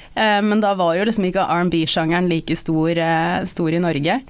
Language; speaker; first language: Norwegian; native; Norwegian